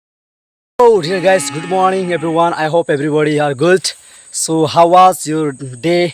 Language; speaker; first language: English; non-native, learner; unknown